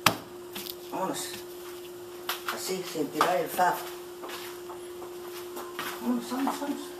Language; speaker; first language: Spanish; native; Spanish